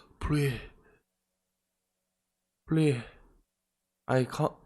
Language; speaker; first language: English; non-native, learner; Korean